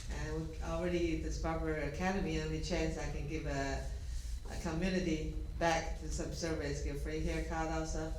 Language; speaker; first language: English; non-native, learner; Chinese